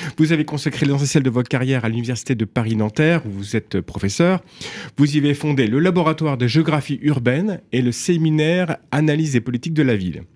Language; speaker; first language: French; native; French